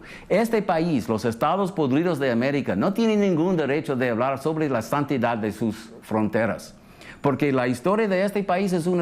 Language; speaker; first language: Spanish; early bilingual, heritage; English